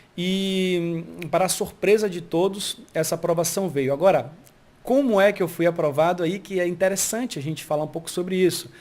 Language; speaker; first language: Portuguese; early bilingual, heritage; Portuguese